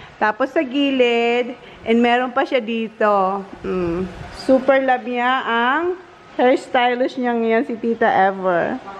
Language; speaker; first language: Filipino; non-native, local second language; Bikol